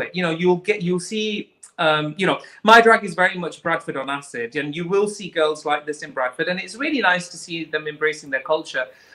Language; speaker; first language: English; native; English